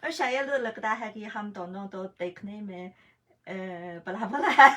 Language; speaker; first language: Hindi; non-native, fluent; Chinese